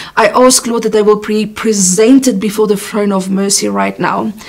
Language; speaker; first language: English; non-native, local second language; Afrikaans